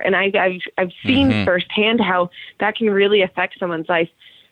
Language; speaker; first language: English; native; English